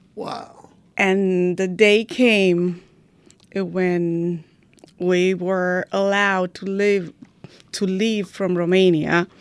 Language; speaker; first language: English; non-native, fluent; Romanian